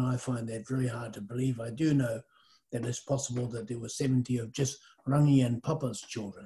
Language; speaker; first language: English; native; English